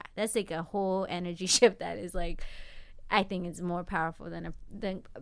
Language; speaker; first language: English; non-native, fluent; Amharic